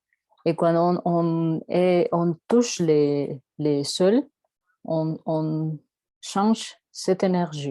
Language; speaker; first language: French; non-native, learner; Spanish